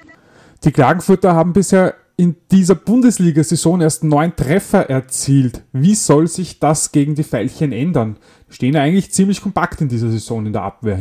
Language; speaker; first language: German; native; German